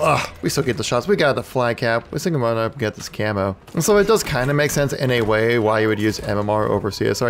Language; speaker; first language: English; native; English